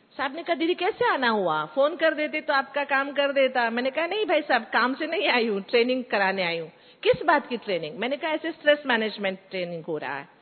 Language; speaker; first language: Hindi; non-native, local second language; Kannada